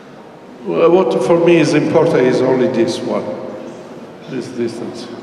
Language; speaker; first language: English; non-native, fluent; Italian